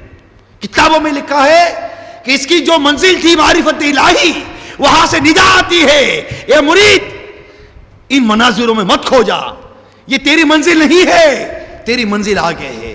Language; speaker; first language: Urdu; native; Urdu